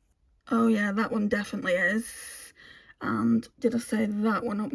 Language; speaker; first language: English; native; English